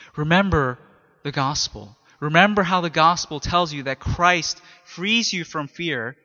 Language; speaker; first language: English; native; English